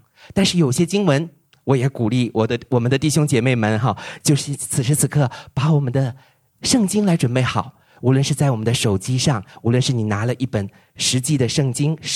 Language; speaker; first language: Chinese; native; Chinese